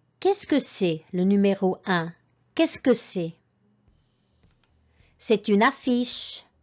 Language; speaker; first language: French; non-native, fluent; English